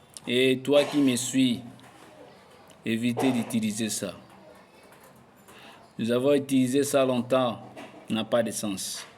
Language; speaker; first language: French; non-native, local second language; Lingala